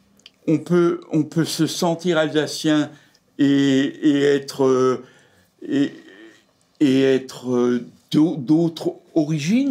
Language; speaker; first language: French; native; French